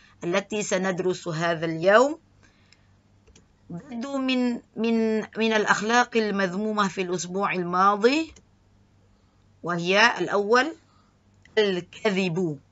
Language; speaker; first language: Arabic; non-native, learner; Malay